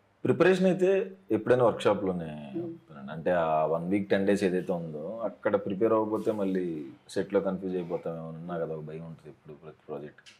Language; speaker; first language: Telugu; native; Telugu